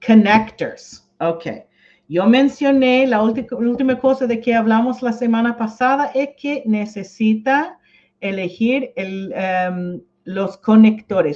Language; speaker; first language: Spanish; non-native, fluent; English